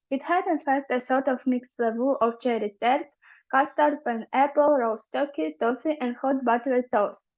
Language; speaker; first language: English; non-native, fluent; Ukrainian